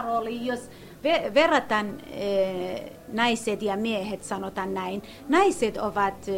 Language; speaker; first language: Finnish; non-native, learner; Kurdish